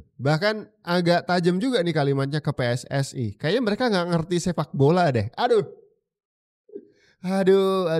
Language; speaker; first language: Indonesian; native; Indonesian